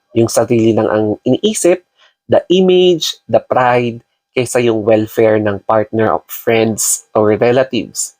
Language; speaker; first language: Filipino; non-native, local second language; Iloko